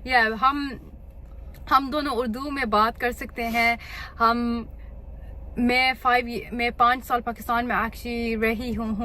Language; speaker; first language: Hindi; early bilingual, heritage; Urdu